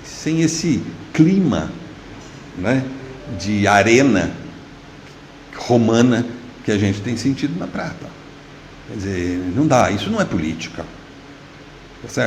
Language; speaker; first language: Portuguese; native; Portuguese